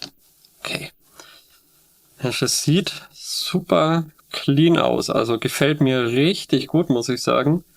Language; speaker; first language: German; native; German